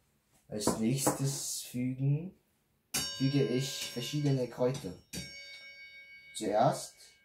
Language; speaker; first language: German; non-native, learner; Korean